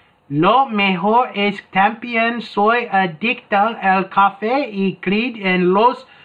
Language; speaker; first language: Spanish; non-native, learner; English